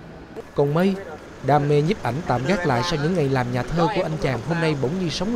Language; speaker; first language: Vietnamese; native; Vietnamese